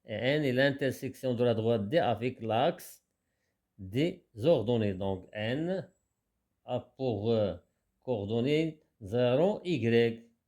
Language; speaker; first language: French; non-native, local second language; Arabic